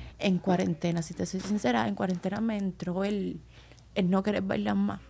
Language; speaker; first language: Spanish; native; Spanish